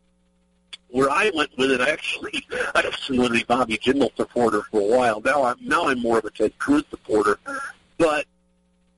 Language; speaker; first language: English; native; English